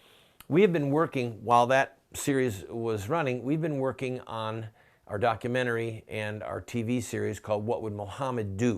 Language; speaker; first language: English; native; English